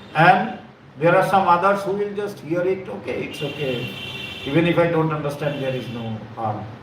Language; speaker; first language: English; non-native, local second language; Bangla